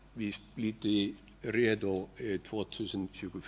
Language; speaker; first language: Swedish; non-native, fluent; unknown